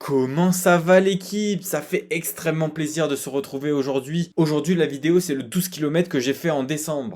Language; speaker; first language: French; native; French